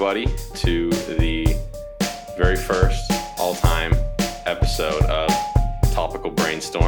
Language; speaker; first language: English; native; English